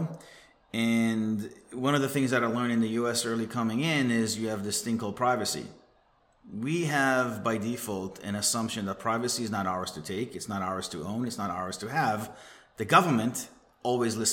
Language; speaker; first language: English; non-native, fluent; Hebrew